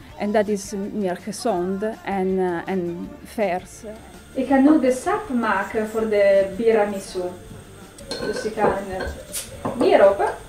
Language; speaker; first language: Dutch; non-native, fluent; Italian